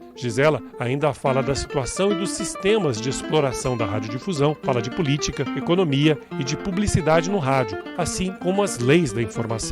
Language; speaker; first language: Portuguese; native; Portuguese